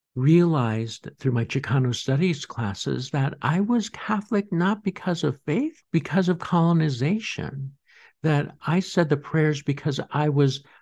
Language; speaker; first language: English; native; English